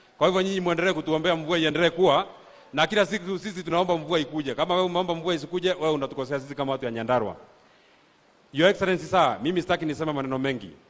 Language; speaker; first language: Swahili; non-native, local second language; Kikuyu